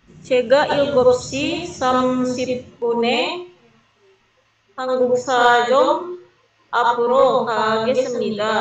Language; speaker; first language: Korean; non-native, learner; Indonesian